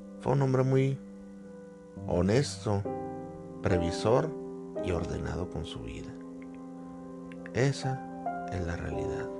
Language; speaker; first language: Spanish; native; Spanish